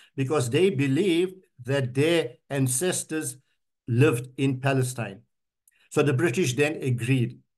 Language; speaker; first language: English; native; English